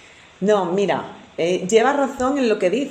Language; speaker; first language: Spanish; native; Spanish